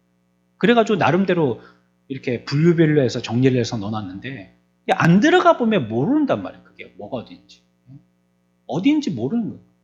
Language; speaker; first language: Korean; native; Korean